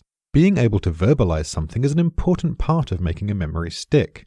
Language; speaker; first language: English; native; English